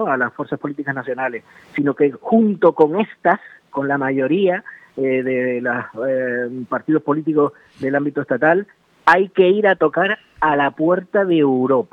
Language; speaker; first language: Spanish; native; Spanish